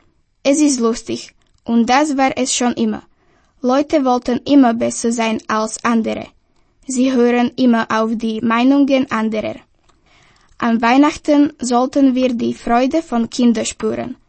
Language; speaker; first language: German; non-native, fluent; Slovak